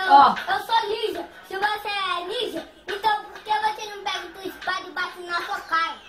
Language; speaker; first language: Portuguese; native; Portuguese